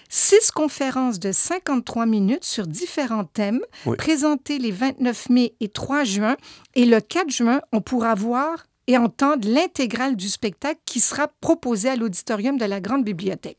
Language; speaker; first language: French; native; French